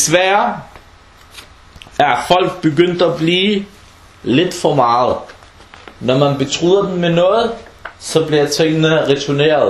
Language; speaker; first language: Danish; early bilingual, other home language; Arabic